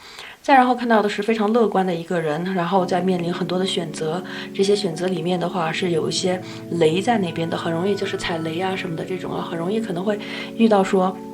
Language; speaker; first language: Chinese; native; Chinese